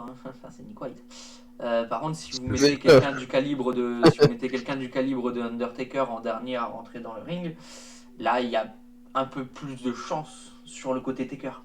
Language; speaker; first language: French; native; French